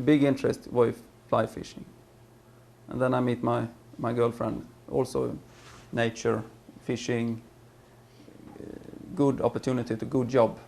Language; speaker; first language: English; non-native, learner; Swedish